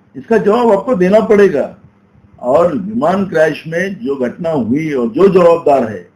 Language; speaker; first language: Hindi; non-native, local second language; Marathi